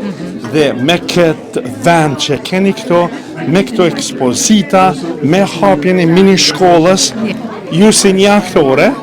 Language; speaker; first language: Albanian; native; Albanian